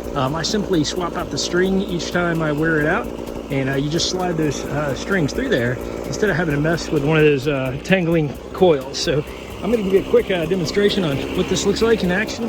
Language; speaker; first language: English; native; English